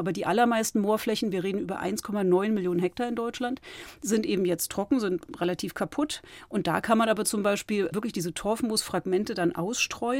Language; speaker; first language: German; native; German